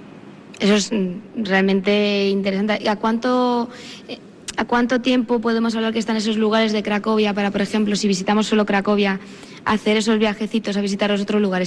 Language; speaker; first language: Spanish; native; Spanish